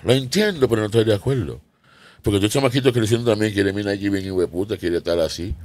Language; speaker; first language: Spanish; non-native, fluent; English